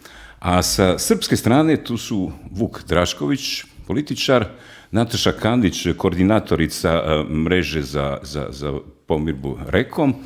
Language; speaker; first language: Croatian; native; Croatian